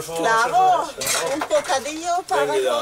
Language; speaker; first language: Spanish; non-native, learner; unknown